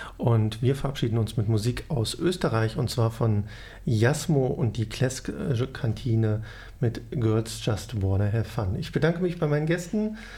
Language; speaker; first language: German; native; German